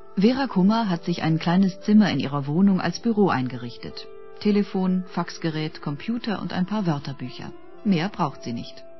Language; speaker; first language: German; native; German